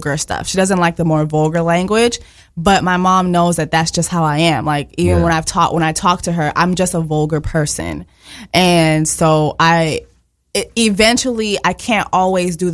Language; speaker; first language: English; early bilingual, other home language; Haitian Creole